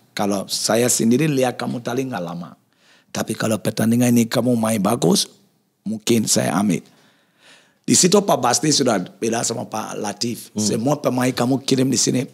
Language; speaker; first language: Indonesian; non-native, fluent; English